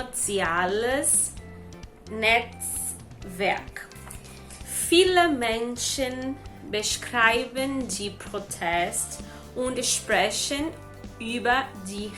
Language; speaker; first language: German; non-native, learner; Portuguese